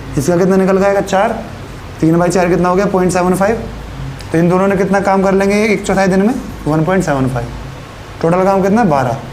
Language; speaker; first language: Hindi; native; Hindi